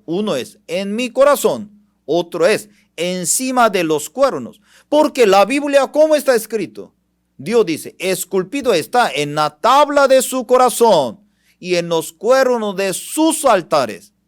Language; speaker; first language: Spanish; non-native, fluent; Korean